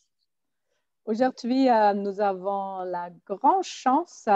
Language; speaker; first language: French; non-native, fluent; German